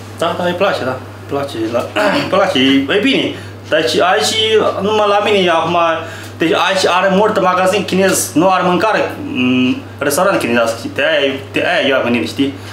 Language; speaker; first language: Romanian; non-native, learner; Chinese